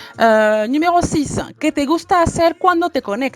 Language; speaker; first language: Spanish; non-native, fluent; French